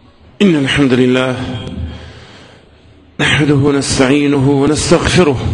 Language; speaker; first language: Arabic; native; Arabic